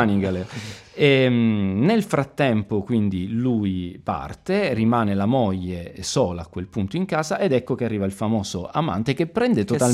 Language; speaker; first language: Italian; native; Italian